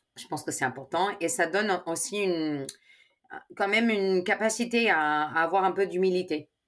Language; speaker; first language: French; non-native, fluent; English